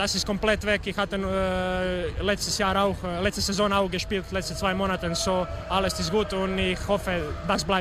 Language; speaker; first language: German; non-native, learner; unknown